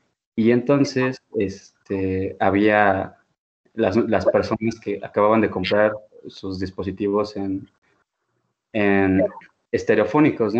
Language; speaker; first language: Spanish; native; Spanish